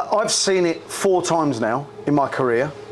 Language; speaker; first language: English; native; English